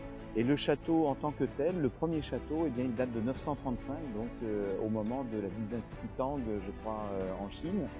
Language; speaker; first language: French; native; French